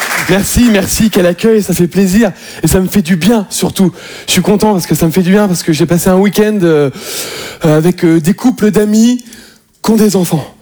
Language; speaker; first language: French; native; French